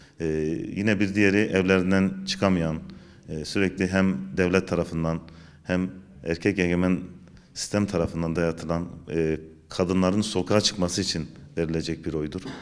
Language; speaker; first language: Turkish; non-native, local second language; Zaza